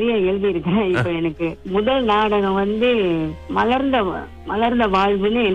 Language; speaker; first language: Tamil; early bilingual, heritage; Tamil